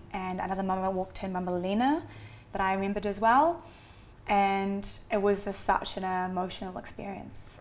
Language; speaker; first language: English; native; English